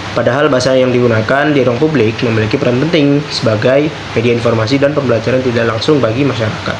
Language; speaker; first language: Indonesian; native; Indonesian